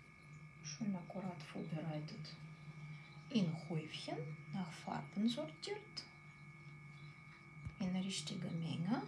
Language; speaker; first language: German; non-native, fluent; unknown